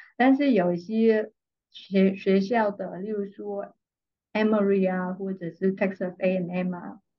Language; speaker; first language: Chinese; non-native, fluent; Vietnamese